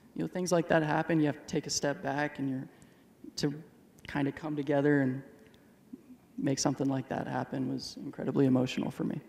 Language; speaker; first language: English; native; English